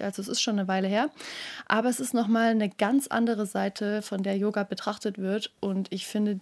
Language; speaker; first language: German; native; German